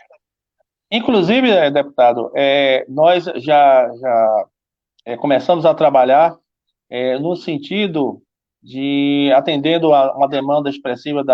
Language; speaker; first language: Portuguese; native; Portuguese